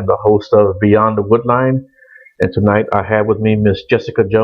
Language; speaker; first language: English; native; English